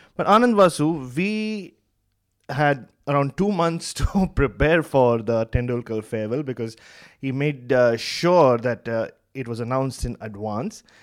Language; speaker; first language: English; non-native, local second language; Tamil